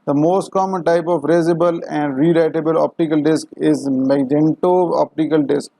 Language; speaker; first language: English; non-native, local second language; Urdu